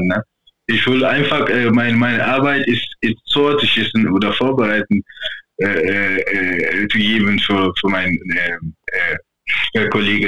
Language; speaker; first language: German; non-native, fluent; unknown